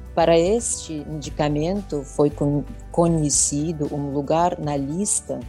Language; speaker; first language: Portuguese; non-native, fluent; Russian